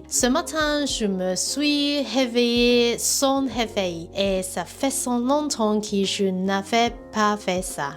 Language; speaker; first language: French; non-native, learner; Cantonese